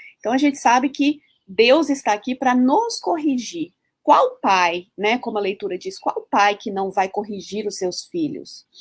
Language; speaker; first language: Portuguese; early bilingual, heritage; Portuguese